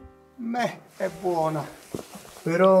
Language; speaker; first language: Italian; native; Italian